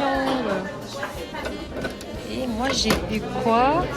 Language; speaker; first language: French; native; French